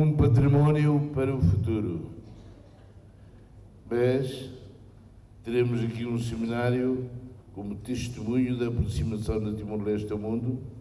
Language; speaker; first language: Portuguese; non-native, local second language; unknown